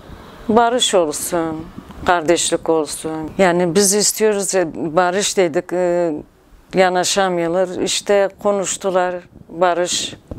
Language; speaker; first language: Turkish; non-native, local second language; Kurdish